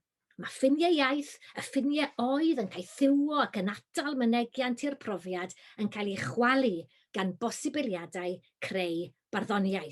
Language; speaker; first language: Welsh; native; Welsh